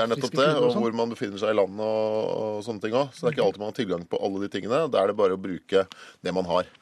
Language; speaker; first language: Norwegian; native; Norwegian